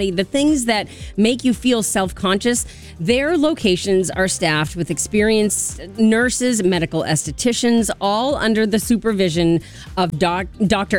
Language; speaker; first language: English; native; English